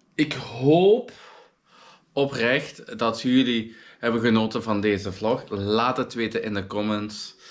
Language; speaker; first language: Dutch; native; Dutch